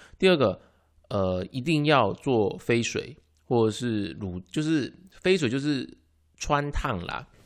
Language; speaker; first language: Chinese; native; Chinese